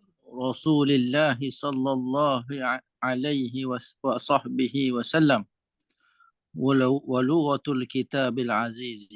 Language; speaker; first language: Arabic; non-native, fluent; Malay